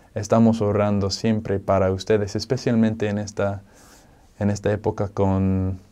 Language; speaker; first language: Spanish; non-native, fluent; English